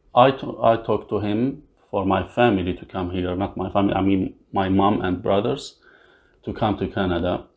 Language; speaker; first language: English; non-native, learner; Arabic